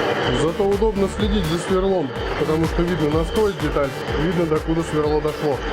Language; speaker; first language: Russian; native; Russian